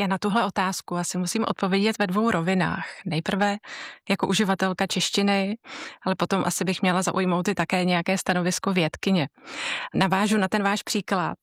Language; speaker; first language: Czech; native; Czech